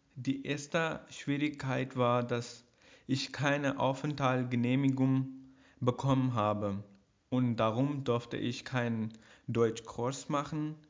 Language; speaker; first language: German; non-native, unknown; Urdu